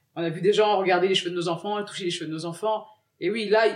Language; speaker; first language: French; early bilingual, other home language; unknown